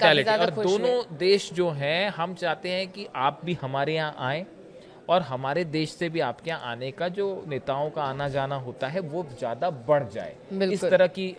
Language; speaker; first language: Hindi; native; Hindi